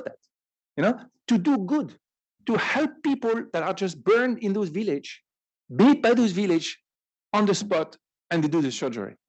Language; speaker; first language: English; non-native, fluent; French